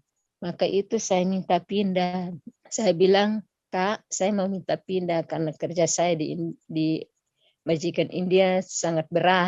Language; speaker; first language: Indonesian; non-native, local second language; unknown